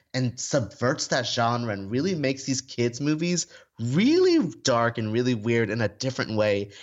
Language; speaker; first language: English; native; English